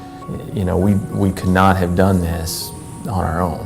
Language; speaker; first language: English; native; English